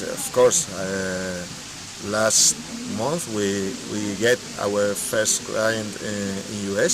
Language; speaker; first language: English; non-native, learner; Spanish